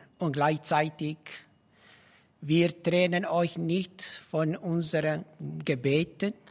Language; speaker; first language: German; non-native, fluent; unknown